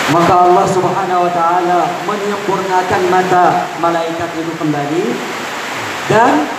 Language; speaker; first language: Malay; non-native, fluent; Arabic